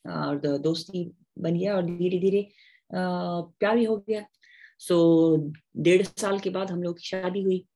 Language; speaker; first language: Hindi; non-native, fluent; English